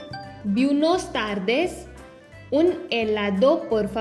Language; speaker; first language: Spanish; non-native, learner; Hindi